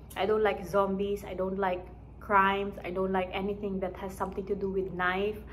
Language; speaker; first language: English; non-native, local second language; Hiligaynon